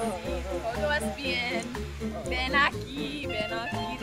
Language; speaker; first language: Spanish; non-native, learner; English